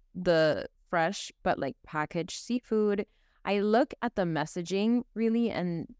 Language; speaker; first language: English; early bilingual, other home language; Spanish